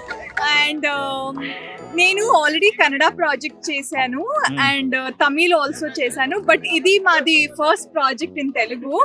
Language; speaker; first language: Telugu; non-native, learner; Kannada